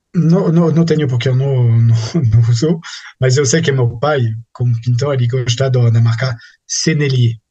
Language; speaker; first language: Portuguese; non-native, fluent; French